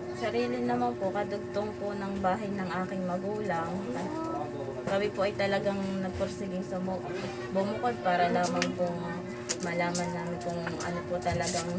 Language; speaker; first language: Filipino; native; Filipino